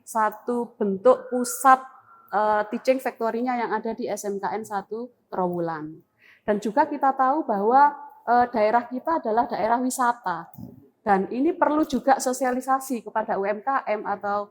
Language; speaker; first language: Indonesian; native; Indonesian